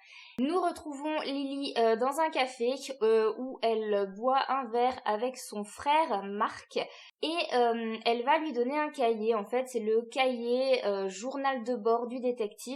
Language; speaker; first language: French; native; French